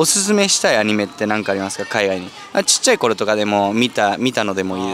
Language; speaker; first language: Japanese; early bilingual, heritage; Spanish